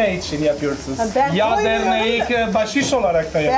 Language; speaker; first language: Turkish; non-native, learner; Italian